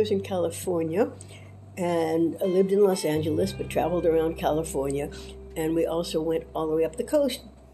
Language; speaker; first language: English; native; English